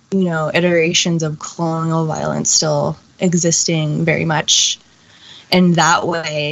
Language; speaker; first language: English; native; English